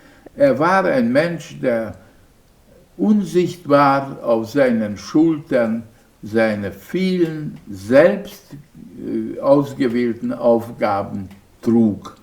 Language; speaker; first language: German; non-native, fluent; Hungarian